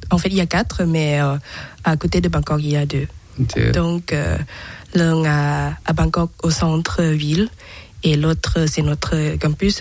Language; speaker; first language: French; non-native, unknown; Thai